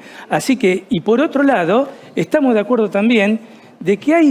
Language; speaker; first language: Spanish; native; Spanish